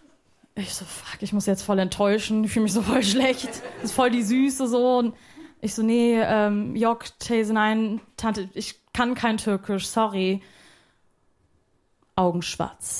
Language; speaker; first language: German; early bilingual, other home language; Arabic